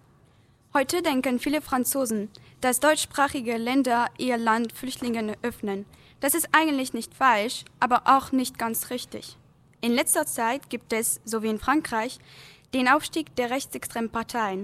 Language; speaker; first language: German; non-native, learner; French